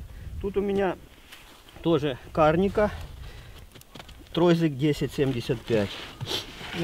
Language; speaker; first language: Russian; native; Russian